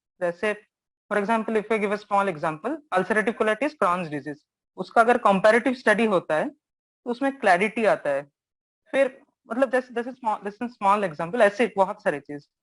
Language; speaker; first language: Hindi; non-native, local second language; Bangla